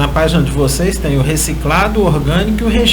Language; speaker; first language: Portuguese; native; Portuguese